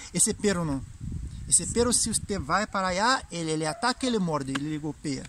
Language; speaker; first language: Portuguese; native; Portuguese